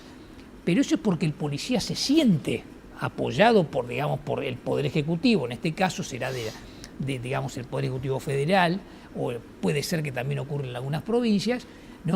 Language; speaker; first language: Spanish; native; Spanish